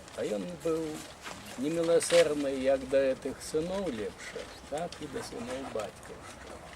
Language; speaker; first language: Belarusian; native; Belarusian